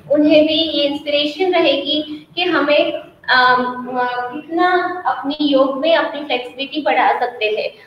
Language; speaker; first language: Hindi; non-native, local second language; Gujarati